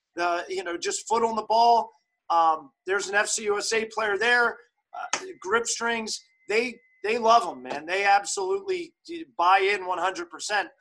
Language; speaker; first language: English; early bilingual, other home language; German